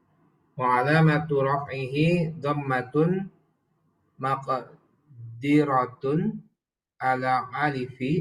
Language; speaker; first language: Arabic; non-native, learner; Indonesian